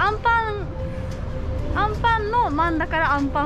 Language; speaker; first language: Japanese; native; Japanese